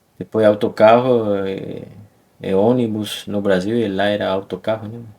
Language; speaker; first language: Portuguese; non-native, fluent; Spanish